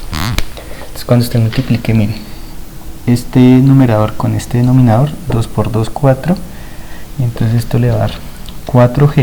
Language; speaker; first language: Spanish; native; Spanish